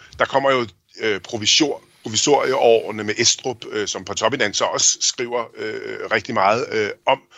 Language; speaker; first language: Danish; native; Danish